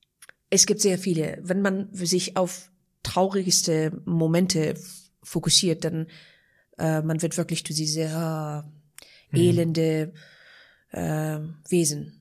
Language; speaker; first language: German; non-native, fluent; Persian